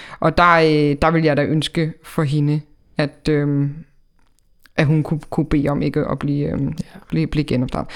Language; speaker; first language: Danish; native; Danish